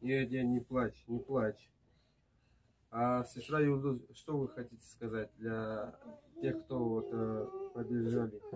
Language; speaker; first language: Russian; non-native, learner; Tajik